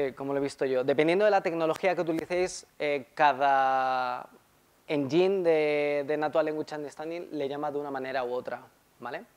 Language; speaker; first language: Spanish; native; Spanish